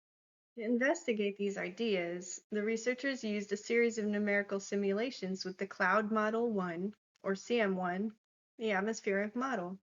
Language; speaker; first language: English; native; English